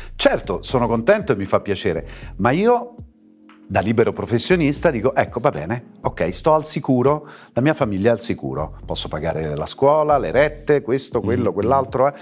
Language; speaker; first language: Italian; native; Italian